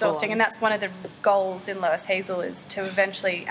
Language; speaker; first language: English; native; English